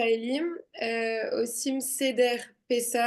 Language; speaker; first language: Hebrew; non-native, learner; French